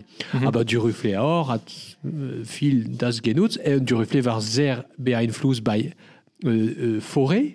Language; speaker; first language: German; non-native, learner; French